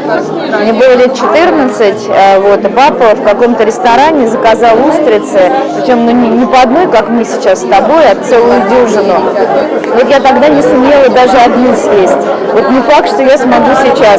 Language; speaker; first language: Russian; native; Russian